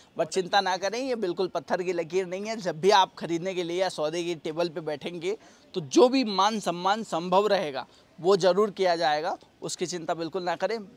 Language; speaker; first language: Hindi; native; Hindi